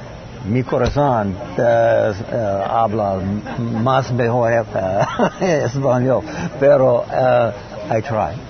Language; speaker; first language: Spanish; non-native, learner; English